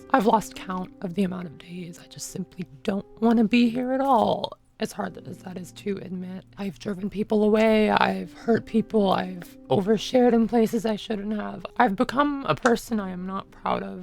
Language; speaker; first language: English; native; English